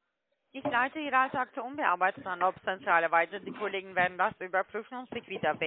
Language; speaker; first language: German; non-native, fluent; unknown